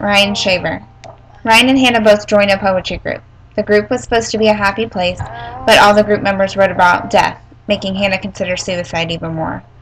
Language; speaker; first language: English; native; English